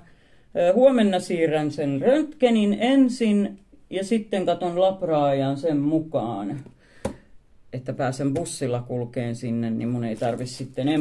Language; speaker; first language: Finnish; native; Finnish